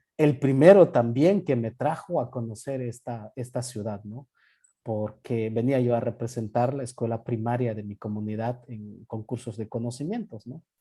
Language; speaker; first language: Spanish; non-native, local second language; Yucateco